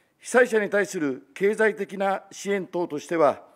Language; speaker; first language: Japanese; native; Japanese